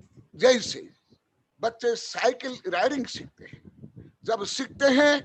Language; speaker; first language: Hindi; native; Hindi